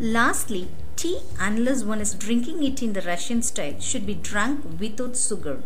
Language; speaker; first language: English; non-native, local second language; Tamil